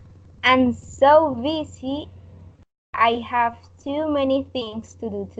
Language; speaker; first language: English; non-native, learner; Spanish